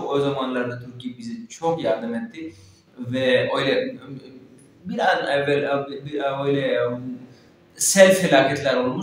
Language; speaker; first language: Turkish; non-native, fluent; Urdu